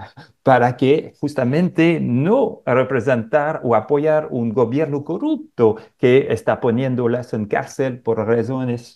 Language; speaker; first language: Spanish; non-native, fluent; French